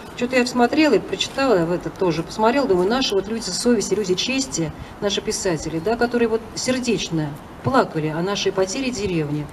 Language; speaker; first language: Russian; native; Russian